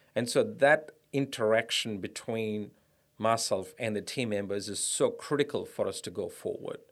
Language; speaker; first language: English; non-native, local second language; Tamil